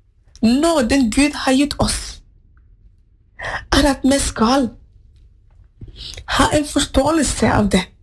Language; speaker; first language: Norwegian; non-native, fluent; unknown